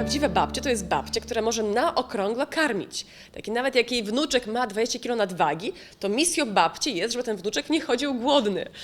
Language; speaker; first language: Polish; native; Polish